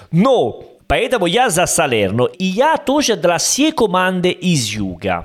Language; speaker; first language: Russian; non-native, learner; Italian